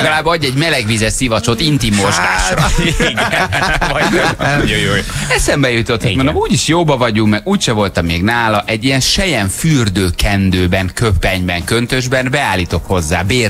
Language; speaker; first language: Hungarian; native; Hungarian